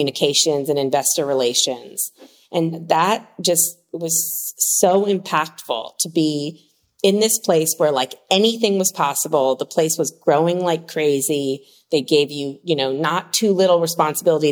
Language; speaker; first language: English; native; English